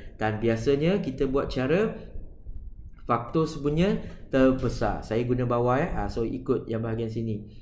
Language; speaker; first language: Malay; non-native, local second language; Chinese